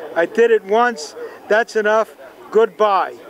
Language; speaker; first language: English; native; English